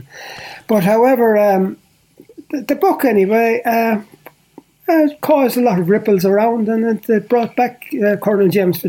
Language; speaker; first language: English; native; English